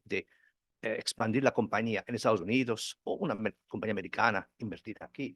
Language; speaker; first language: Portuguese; non-native, learner; Spanish